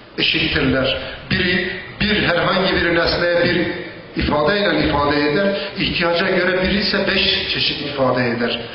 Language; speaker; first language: Turkish; non-native, local second language; Zaza